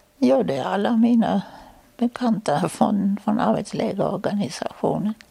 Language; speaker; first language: Swedish; non-native, fluent; German